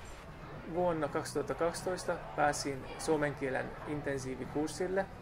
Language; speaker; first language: Finnish; non-native, learner; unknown